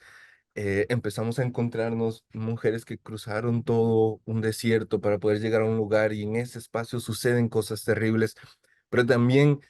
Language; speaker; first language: Spanish; native; Spanish